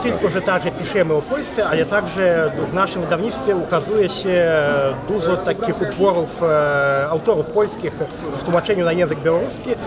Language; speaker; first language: Polish; non-native, fluent; Belarusian